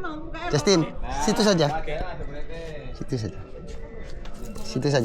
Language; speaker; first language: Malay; non-native, local second language; Indonesian